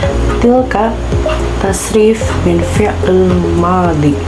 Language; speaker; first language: Arabic; non-native, learner; Indonesian